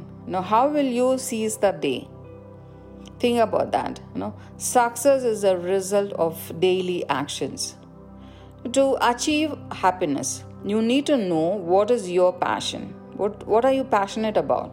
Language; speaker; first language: English; non-native, local second language; Tamil